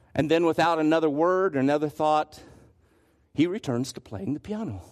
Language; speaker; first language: English; native; English